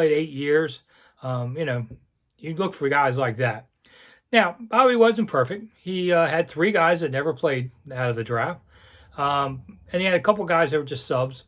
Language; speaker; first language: English; native; English